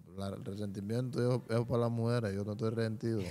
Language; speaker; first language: Spanish; native; Spanish